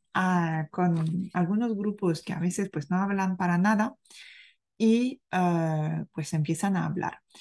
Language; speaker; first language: Spanish; non-native, fluent; French